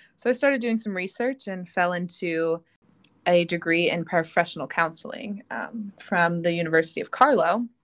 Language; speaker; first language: English; native; English